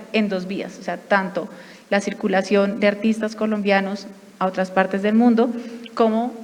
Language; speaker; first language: Spanish; native; Spanish